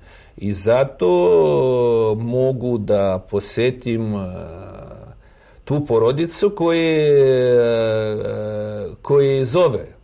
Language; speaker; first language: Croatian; non-native, fluent; Russian